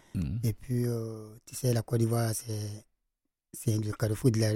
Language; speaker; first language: French; non-native, local second language; Fula